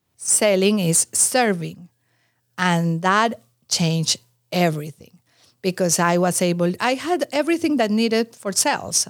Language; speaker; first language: English; non-native, fluent; Spanish